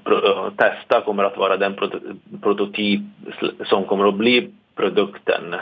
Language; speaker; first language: Swedish; non-native, fluent; Italian